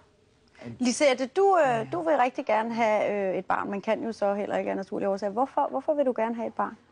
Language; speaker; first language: Danish; native; Danish